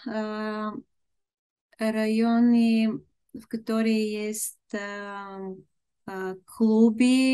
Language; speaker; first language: Russian; non-native, learner; Bulgarian